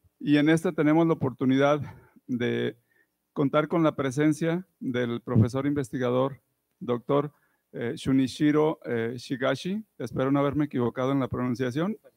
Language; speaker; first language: Spanish; native; Spanish